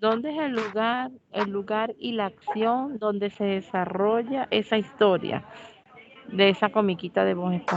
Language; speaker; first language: Spanish; native; Spanish